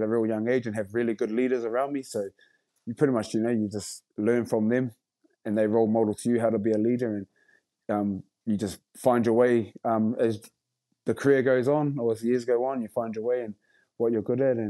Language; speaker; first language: English; native; English